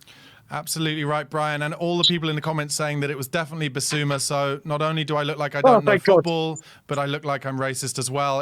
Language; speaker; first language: English; native; English